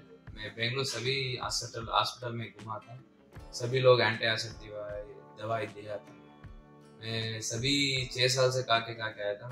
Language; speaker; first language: Hindi; non-native, local second language; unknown